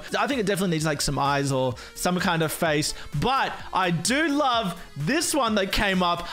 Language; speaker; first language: English; native; English